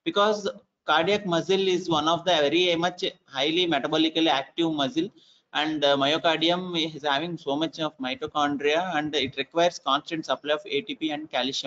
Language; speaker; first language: English; non-native, local second language; Telugu